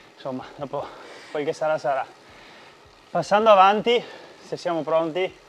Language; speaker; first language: Italian; native; Italian